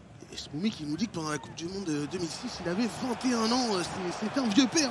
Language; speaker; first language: French; native; French